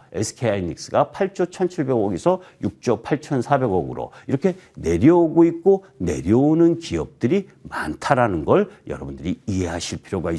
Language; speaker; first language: Korean; native; Korean